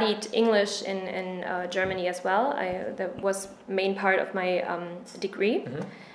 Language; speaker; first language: English; non-native, fluent; German